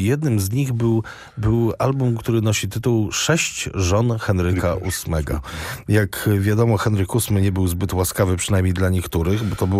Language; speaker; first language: Polish; native; Polish